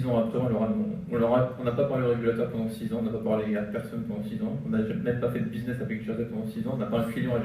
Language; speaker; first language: French; native; French